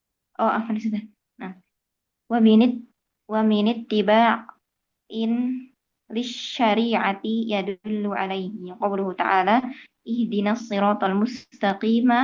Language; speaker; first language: Arabic; non-native, learner; Indonesian